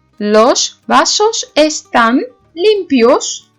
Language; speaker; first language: Spanish; non-native, learner; Turkish